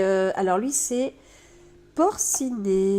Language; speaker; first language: French; native; French